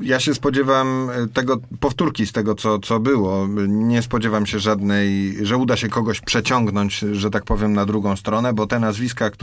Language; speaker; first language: Polish; native; Polish